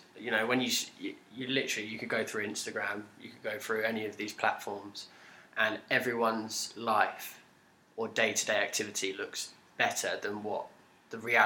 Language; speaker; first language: English; native; English